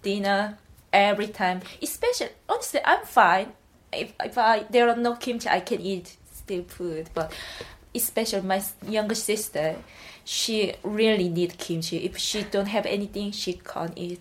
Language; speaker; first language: English; non-native, learner; Korean